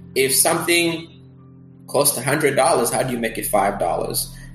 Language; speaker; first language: English; early bilingual, other home language; Kinyarwanda